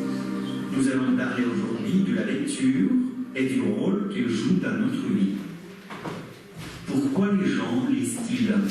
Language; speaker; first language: French; non-native, learner; Russian